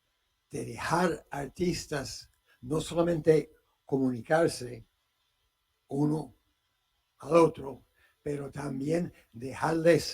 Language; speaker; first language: Spanish; non-native, fluent; English